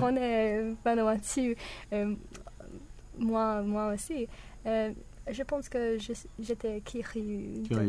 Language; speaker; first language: French; non-native, learner; English